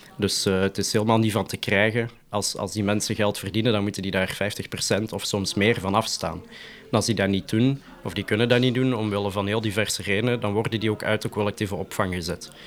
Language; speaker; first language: Dutch; native; Dutch